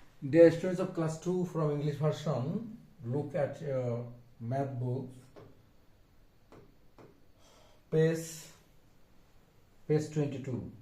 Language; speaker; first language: English; non-native, local second language; Bangla